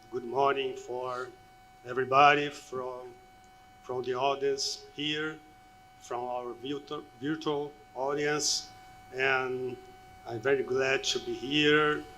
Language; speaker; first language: English; non-native, fluent; Portuguese